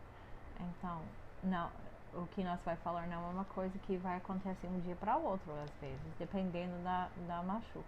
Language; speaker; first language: Portuguese; non-native, fluent; English